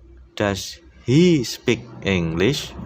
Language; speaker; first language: English; non-native, fluent; Indonesian